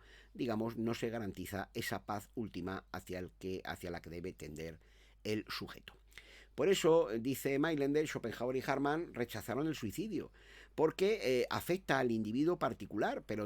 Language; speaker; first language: Spanish; native; Spanish